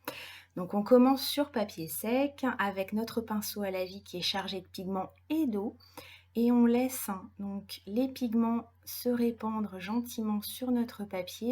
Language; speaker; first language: French; native; French